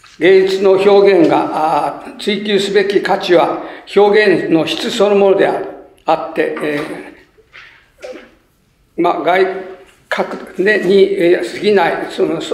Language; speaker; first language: Japanese; native; Japanese